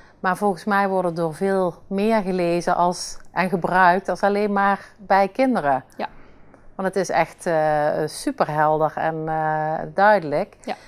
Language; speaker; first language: Dutch; native; Dutch